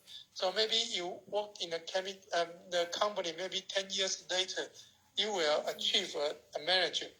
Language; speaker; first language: English; non-native, learner; Chinese